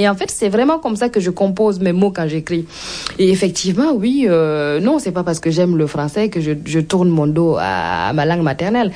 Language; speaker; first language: French; non-native, local second language; Mossi